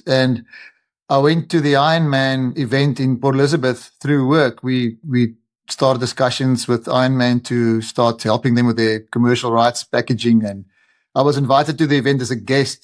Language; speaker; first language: English; non-native, local second language; Afrikaans